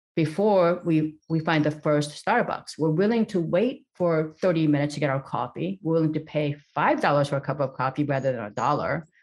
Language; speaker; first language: English; early bilingual, other home language; Korean